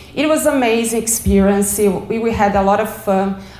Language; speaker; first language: English; non-native, learner; Portuguese